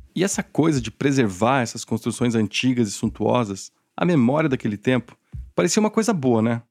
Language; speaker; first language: Portuguese; native; Portuguese